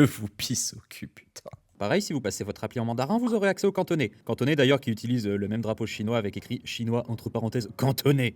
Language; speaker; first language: French; native; French